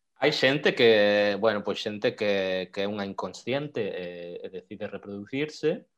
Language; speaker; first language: Galician; non-native, local second language; Spanish